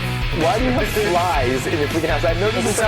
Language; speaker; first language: English; native; English